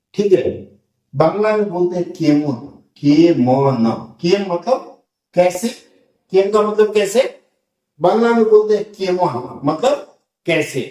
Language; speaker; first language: Hindi; native; Hindi